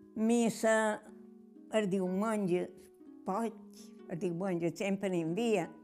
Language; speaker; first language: Catalan; native; Catalan